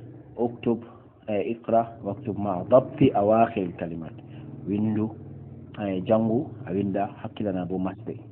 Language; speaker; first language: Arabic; non-native, fluent; Fula